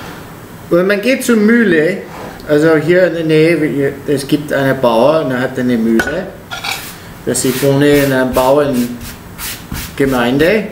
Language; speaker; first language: German; non-native, learner; Italian